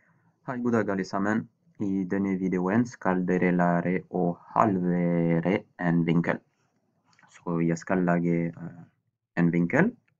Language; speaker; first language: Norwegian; non-native, fluent; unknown